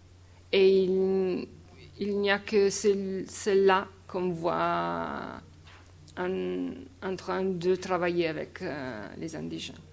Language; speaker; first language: French; non-native, fluent; Italian